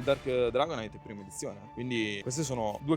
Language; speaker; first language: Italian; native; Italian